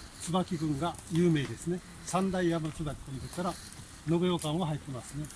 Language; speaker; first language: Japanese; native; Japanese